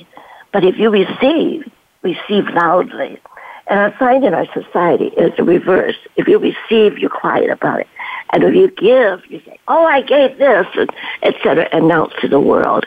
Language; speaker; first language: English; native; English